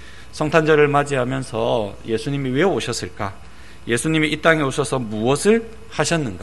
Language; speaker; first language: Korean; native; Korean